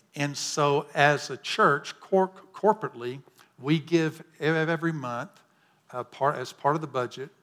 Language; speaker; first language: English; native; English